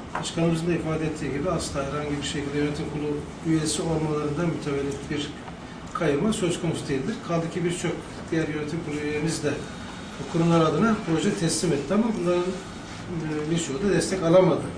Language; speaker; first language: Turkish; native; Turkish